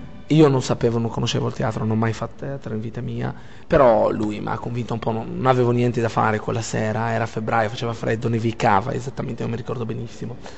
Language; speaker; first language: Italian; non-native, fluent; Arabic